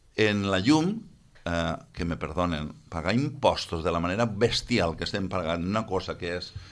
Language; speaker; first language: Catalan; native; Catalan